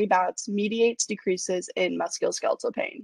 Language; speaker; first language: English; native; English